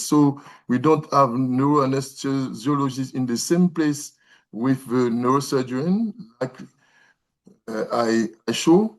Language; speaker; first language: English; non-native, learner; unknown